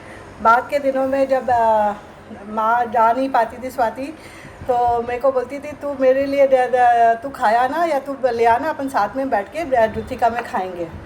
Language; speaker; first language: Hindi; native; Hindi